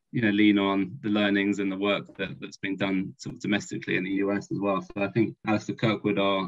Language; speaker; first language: English; native; English